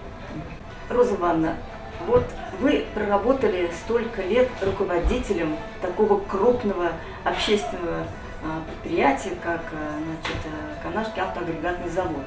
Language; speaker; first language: Russian; native; Russian